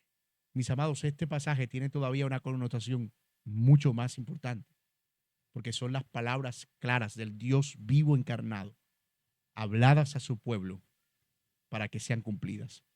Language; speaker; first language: Spanish; native; Spanish